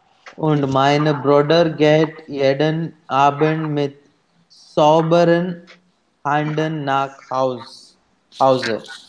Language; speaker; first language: German; non-native, learner; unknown